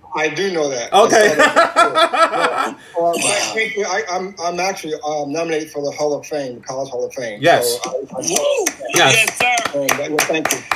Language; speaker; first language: English; native; English